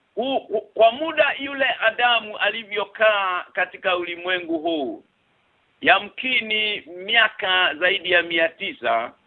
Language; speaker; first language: Swahili; non-native, local second language; Kikuyu